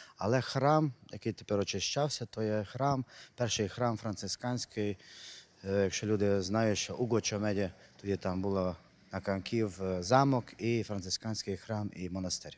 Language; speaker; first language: Ukrainian; non-native, local second language; Hungarian